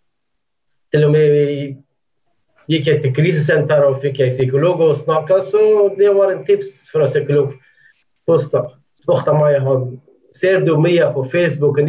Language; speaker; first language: Norwegian; non-native, fluent; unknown